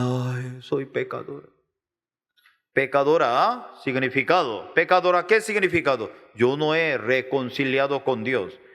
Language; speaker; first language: Spanish; non-native, learner; Korean